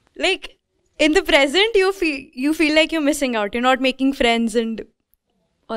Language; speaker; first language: English; non-native, local second language; Hindi